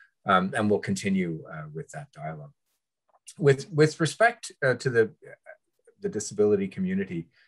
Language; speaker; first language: English; early bilingual, other home language; French